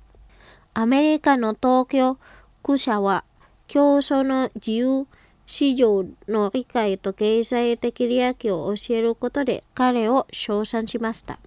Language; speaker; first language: Japanese; non-native, fluent; Indonesian